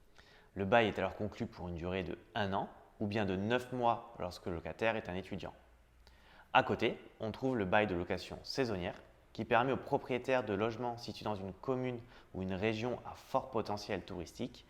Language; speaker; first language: French; native; French